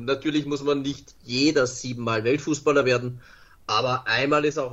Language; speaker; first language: German; native; German